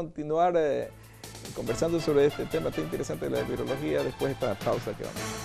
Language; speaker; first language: Spanish; native; Spanish